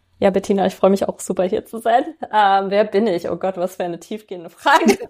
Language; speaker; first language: German; native; German